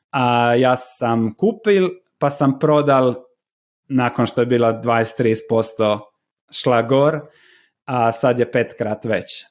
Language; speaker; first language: Slovenian; non-native, learner; Croatian